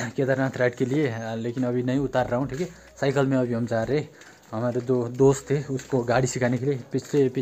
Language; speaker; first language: Hindi; non-native, local second language; Nepali